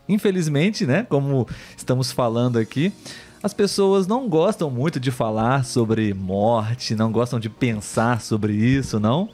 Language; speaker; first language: Portuguese; native; Portuguese